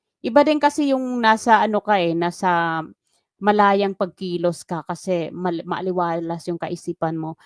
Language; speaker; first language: Filipino; native; Filipino